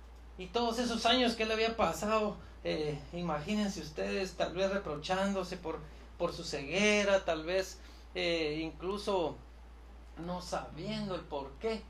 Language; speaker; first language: Spanish; native; Spanish